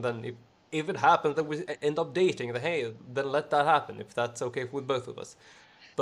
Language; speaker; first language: English; non-native, fluent; Swedish